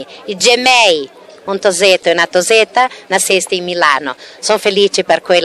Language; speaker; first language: Italian; early bilingual, heritage; Italian